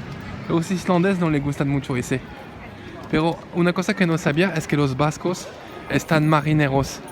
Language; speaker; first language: Spanish; non-native, learner; French